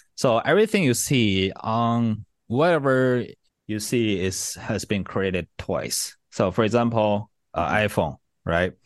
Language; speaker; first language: English; non-native, fluent; Chinese